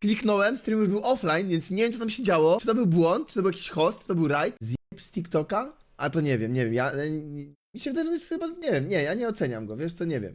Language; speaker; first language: Polish; native; Polish